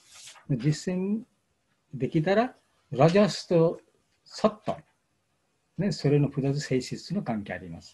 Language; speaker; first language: Japanese; non-native, fluent; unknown